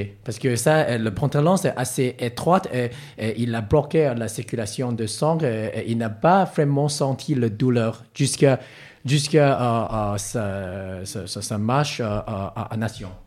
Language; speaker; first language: French; non-native, learner; Cantonese